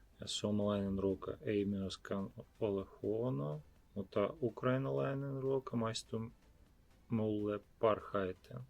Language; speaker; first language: Finnish; non-native, learner; Ukrainian